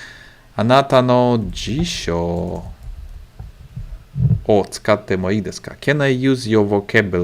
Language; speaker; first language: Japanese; non-native, learner; English